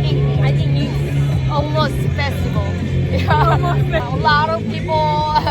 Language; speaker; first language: English; non-native, learner; Korean